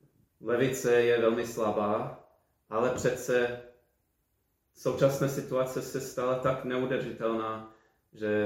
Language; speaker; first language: Czech; non-native, fluent; English